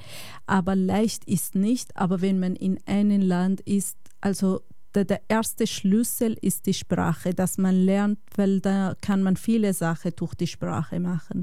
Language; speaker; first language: German; non-native, fluent; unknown